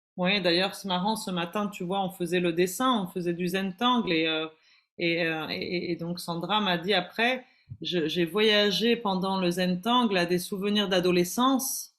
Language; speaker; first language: French; native; French